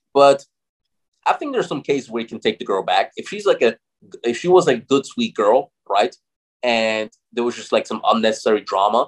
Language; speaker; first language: English; non-native, fluent; German